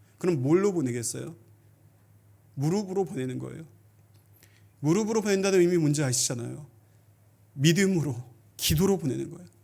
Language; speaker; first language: Korean; native; Korean